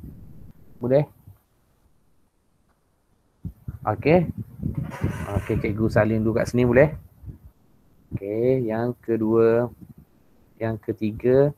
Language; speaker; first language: Malay; native; Malay